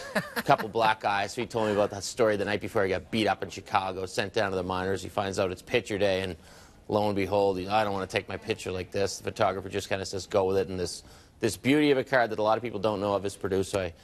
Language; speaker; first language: English; native; English